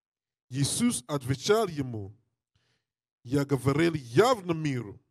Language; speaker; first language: Russian; non-native, learner; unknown